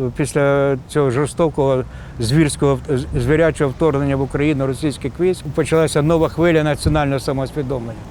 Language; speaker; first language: Ukrainian; native; Ukrainian